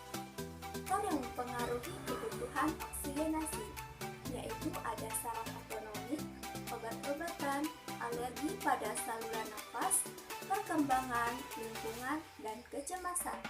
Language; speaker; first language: Indonesian; native; Indonesian